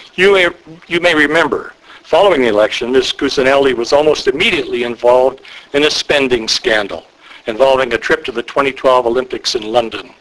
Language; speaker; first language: English; native; English